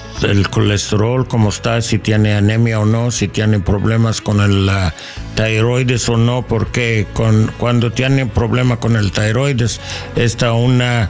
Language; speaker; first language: Spanish; non-native, learner; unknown